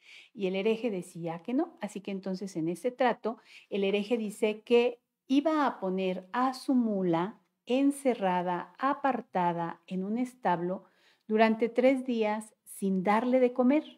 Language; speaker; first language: Spanish; native; Spanish